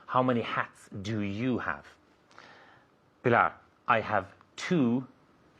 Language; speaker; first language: English; non-native, fluent; Spanish